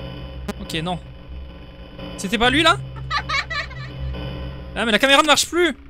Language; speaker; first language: French; native; French